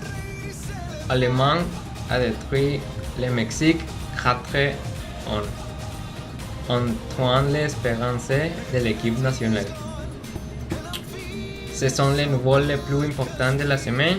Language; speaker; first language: French; non-native, learner; Spanish